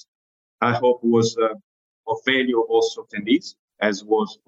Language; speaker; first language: English; non-native, fluent; Italian